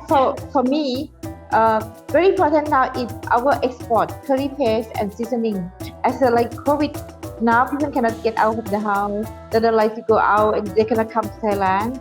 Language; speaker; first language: English; non-native, fluent; Thai